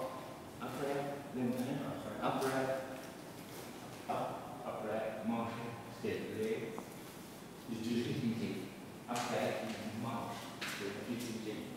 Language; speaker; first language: French; non-native, learner; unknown